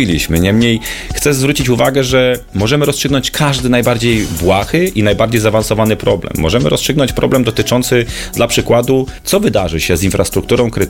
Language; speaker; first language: Polish; native; Polish